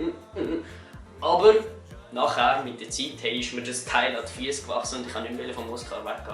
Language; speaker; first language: German; native; German